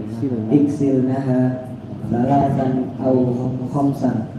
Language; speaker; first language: Arabic; non-native, learner; Indonesian